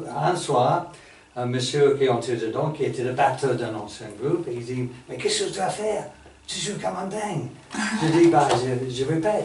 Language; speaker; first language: French; non-native, fluent; English